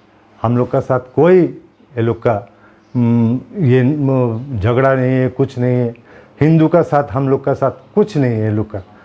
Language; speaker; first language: Hindi; non-native, local second language; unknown